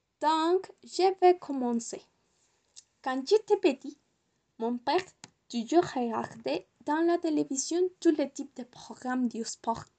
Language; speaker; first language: French; non-native, learner; Spanish